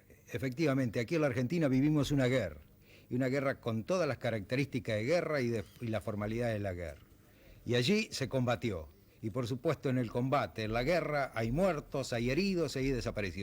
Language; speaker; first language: Spanish; native; Spanish